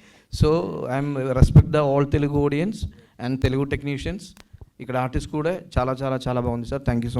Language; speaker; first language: Telugu; non-native, local second language; Malayalam